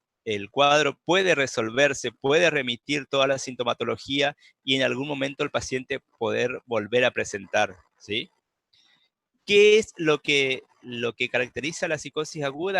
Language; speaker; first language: Spanish; native; Spanish